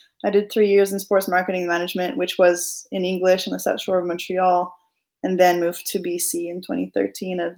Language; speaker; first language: English; non-native, fluent; French